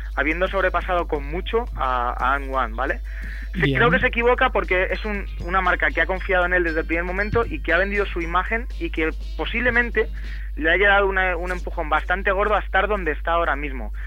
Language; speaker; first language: Spanish; native; Spanish